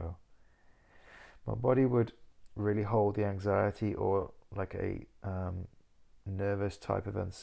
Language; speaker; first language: English; native; English